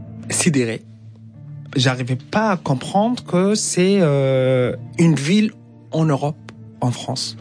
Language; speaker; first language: French; non-native, fluent; Arabic